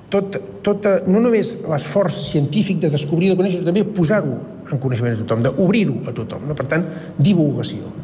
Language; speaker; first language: Catalan; native; Catalan